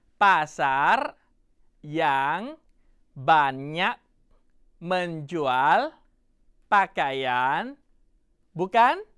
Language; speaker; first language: Indonesian; non-native, fluent; Thai